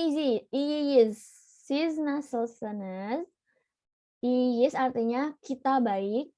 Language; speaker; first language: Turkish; non-native, learner; Indonesian